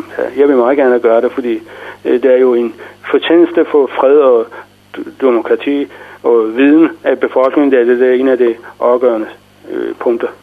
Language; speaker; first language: Danish; non-native, fluent; Persian